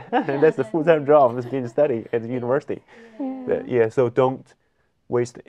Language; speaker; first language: English; non-native, fluent; Chinese